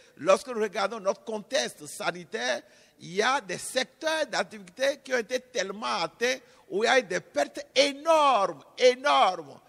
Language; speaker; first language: French; non-native, local second language; Fon